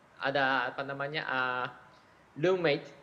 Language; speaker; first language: Indonesian; non-native, learner; Japanese